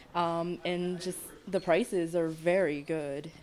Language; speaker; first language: English; native; English